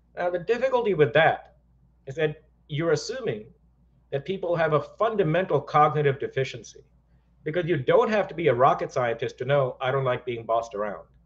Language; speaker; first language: English; non-native, local second language; Hindi